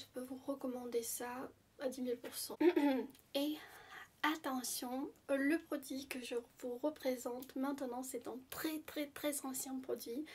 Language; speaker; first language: French; non-native, fluent; Armenian